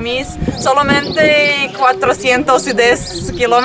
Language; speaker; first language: Spanish; non-native, learner; Russian